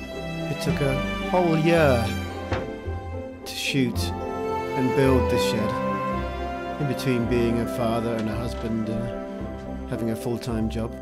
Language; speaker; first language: English; native; English